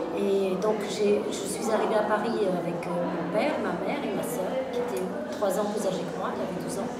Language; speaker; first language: French; early bilingual, other home language; Portuguese